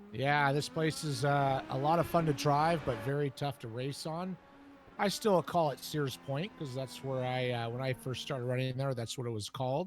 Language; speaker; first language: English; native; English